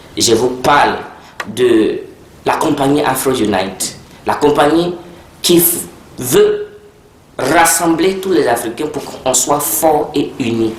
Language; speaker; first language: French; early bilingual, heritage; French